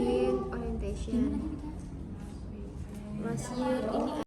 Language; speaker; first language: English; non-native, learner; Indonesian